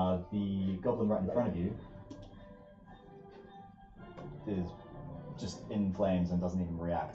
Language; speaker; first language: English; native; English